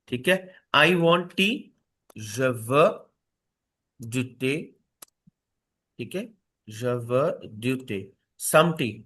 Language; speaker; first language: French; non-native, fluent; Hindi